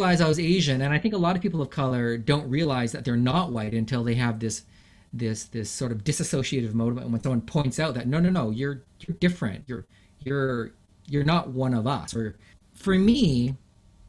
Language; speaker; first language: English; native; English